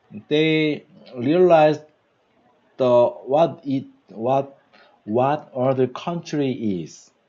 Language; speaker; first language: English; non-native, learner; Korean